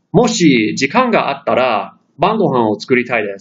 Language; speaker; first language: Japanese; non-native, fluent; English